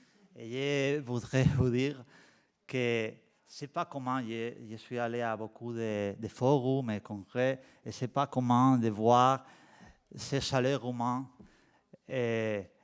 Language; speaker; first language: French; non-native, learner; Spanish